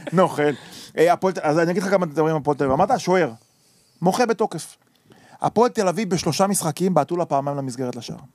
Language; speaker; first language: Hebrew; native; Hebrew